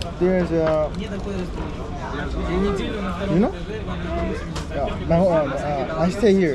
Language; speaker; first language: English; non-native, learner; Korean